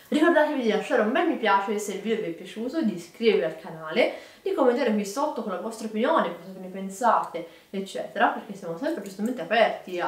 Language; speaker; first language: Italian; native; Italian